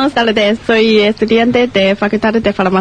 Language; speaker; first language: Spanish; non-native, learner; Chinese